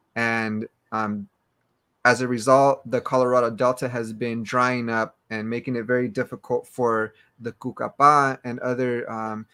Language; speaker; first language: English; native; English